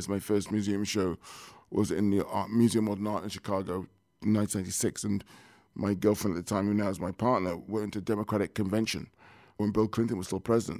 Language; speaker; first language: English; native; English